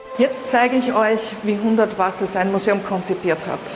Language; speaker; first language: German; native; German